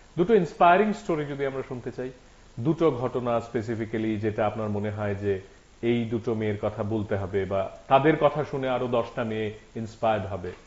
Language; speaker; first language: Bangla; native; Bangla